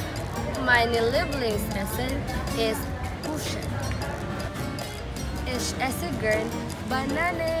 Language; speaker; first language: German; non-native, learner; Cebuano